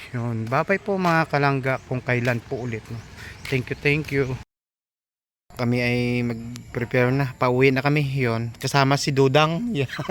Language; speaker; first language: Filipino; non-native, local second language; Hiligaynon